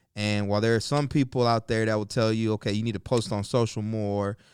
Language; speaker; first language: English; native; English